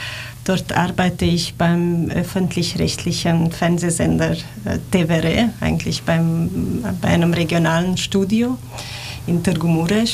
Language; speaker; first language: German; non-native, fluent; Romanian